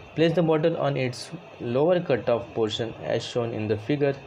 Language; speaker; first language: English; non-native, local second language; Marathi